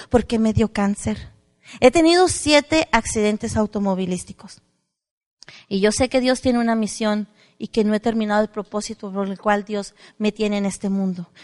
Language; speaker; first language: Spanish; native; Spanish